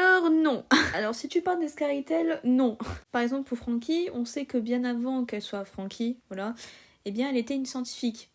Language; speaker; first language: French; native; French